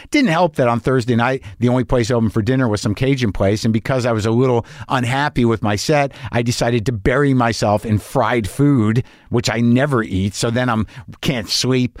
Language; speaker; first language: English; native; English